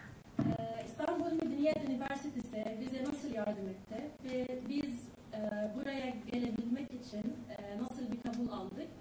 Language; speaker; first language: Turkish; non-native, learner; Arabic